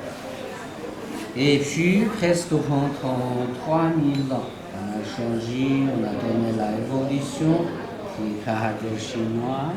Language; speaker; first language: French; non-native, learner; Chinese